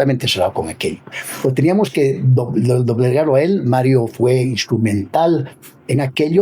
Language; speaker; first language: Spanish; native; Spanish